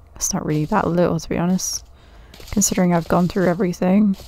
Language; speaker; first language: English; native; English